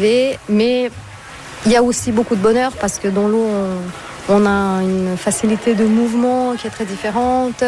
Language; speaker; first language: French; non-native, fluent; Portuguese